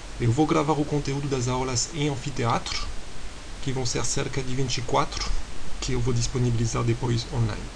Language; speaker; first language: Portuguese; non-native, fluent; French